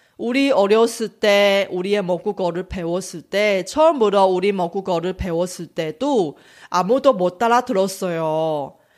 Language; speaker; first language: Korean; non-native, local second language; Chinese